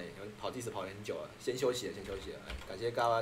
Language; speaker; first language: Chinese; native; Chinese